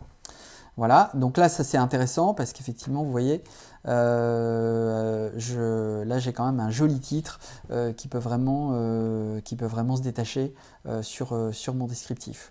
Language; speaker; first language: French; native; French